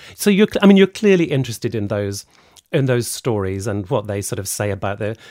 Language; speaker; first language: English; native; English